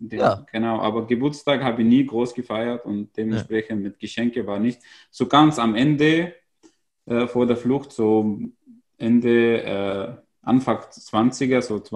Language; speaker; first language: German; non-native, fluent; Arabic